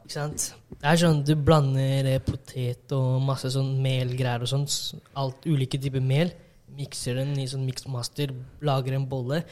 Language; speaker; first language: Norwegian; early bilingual, other home language; Tamil